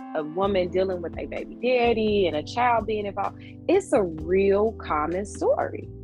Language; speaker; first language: English; native; English